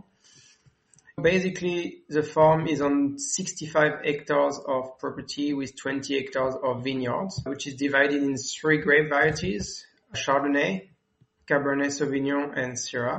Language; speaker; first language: English; non-native, fluent; French